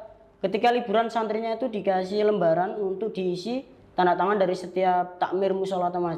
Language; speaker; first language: Indonesian; non-native, local second language; Javanese